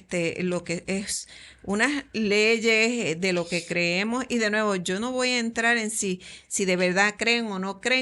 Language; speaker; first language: Spanish; native; Spanish